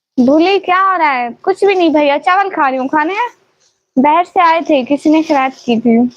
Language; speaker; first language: Urdu; non-native, local second language; Punjabi